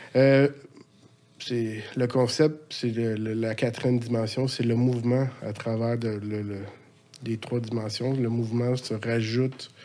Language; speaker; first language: French; native; French